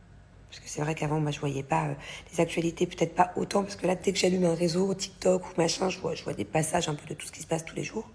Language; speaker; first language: French; native; French